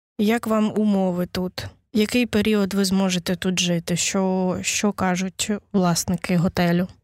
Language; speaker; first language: Ukrainian; native; Ukrainian